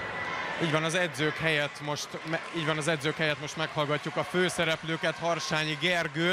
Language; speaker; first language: Hungarian; native; Hungarian